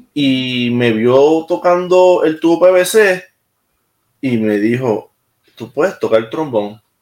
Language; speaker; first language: Spanish; native; Spanish